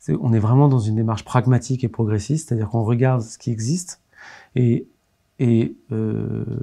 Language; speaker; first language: French; native; French